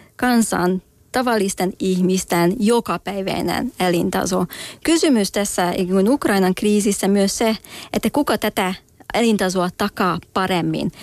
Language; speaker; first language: Finnish; non-native, fluent; Hungarian